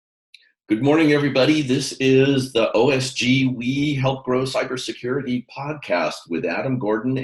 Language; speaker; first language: English; native; English